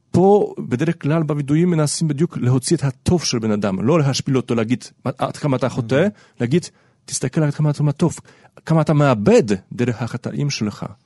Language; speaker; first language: Hebrew; non-native, fluent; Polish